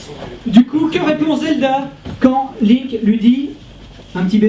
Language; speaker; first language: French; native; French